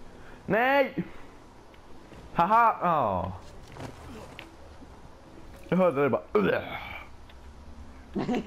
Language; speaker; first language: Swedish; native; Swedish